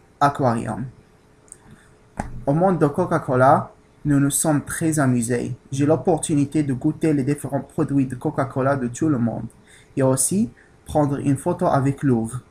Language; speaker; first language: French; non-native, learner; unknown